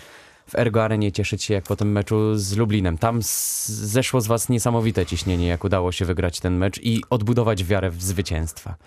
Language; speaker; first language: Polish; native; Polish